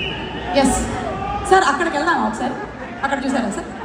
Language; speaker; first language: Telugu; native; Telugu